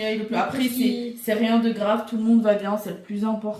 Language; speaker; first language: French; native; French